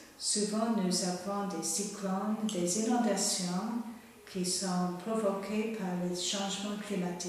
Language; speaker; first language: French; non-native, fluent; Bangla